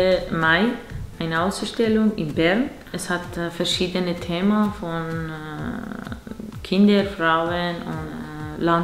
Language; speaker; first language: German; non-native, learner; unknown